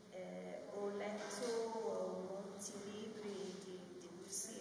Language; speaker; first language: Italian; non-native, learner; English